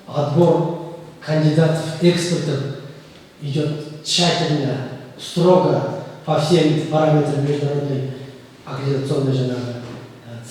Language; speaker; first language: Russian; non-native, local second language; Kazakh